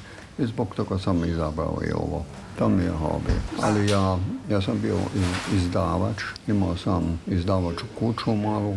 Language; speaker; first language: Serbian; non-native, fluent; German